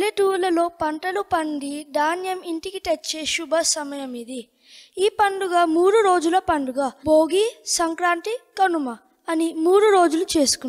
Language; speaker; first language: Telugu; early bilingual, heritage; Telugu